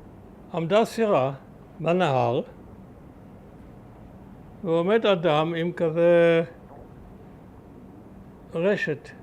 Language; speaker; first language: Hebrew; early bilingual, other home language; German